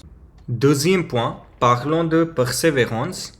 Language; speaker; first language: French; non-native, learner; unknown